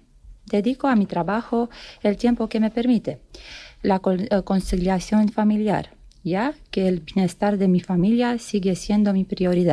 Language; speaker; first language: Spanish; non-native, fluent; Romanian